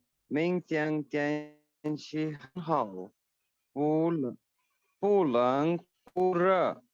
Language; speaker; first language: Chinese; non-native, learner; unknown